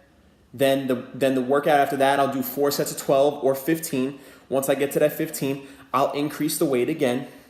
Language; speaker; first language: English; native; English